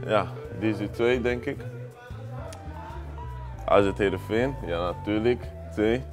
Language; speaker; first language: Dutch; non-native, learner; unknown